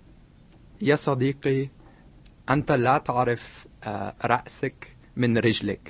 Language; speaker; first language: Arabic; non-native, fluent; English